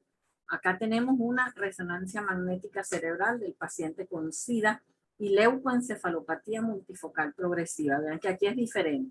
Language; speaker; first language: Spanish; native; Spanish